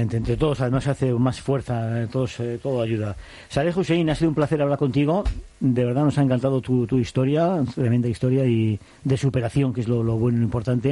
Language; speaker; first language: Spanish; native; Spanish